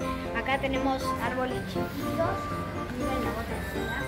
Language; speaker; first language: Spanish; native; Spanish